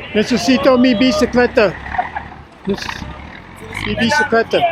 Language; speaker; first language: Spanish; non-native, learner; English